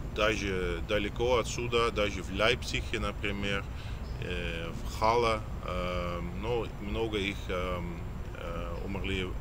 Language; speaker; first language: Russian; non-native, fluent; Dutch